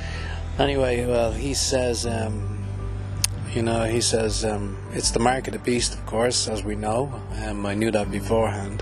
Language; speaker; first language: English; native; English